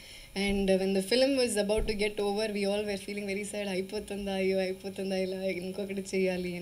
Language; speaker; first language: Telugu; non-native, fluent; Malayalam